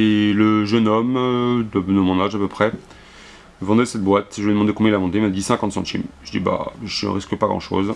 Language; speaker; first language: French; native; French